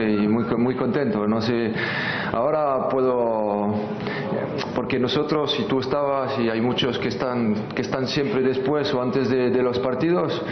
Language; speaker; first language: Spanish; non-native, fluent; French